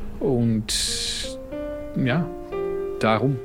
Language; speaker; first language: German; non-native, fluent; Dutch